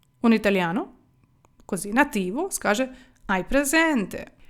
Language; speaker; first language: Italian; non-native, fluent; Ukrainian